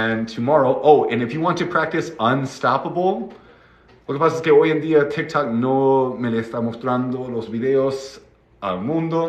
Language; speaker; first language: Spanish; non-native, fluent; English